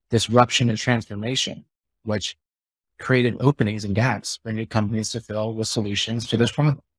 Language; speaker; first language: English; native; English